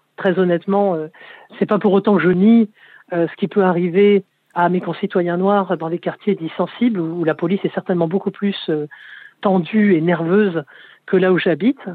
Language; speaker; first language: French; native; French